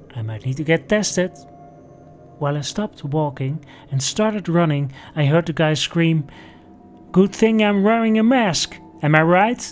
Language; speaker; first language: English; non-native, fluent; Dutch